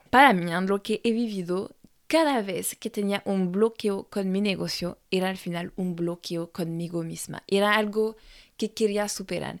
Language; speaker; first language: Spanish; non-native, fluent; French